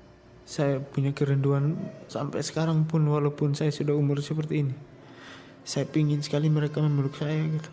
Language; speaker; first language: Indonesian; non-native, local second language; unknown